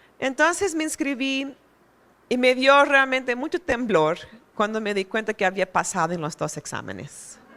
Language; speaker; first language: Spanish; non-native, fluent; Portuguese